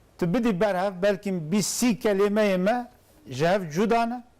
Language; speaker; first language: Kurdish; non-native, local second language; Zaza